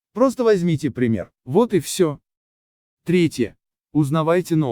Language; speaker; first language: Russian; native; Russian